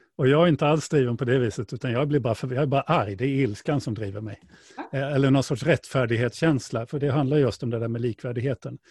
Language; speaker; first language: Swedish; native; Swedish